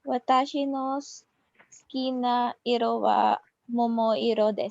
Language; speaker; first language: Japanese; non-native, learner; Filipino